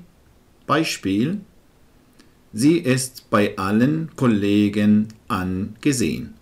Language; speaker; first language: German; non-native, fluent; Arabic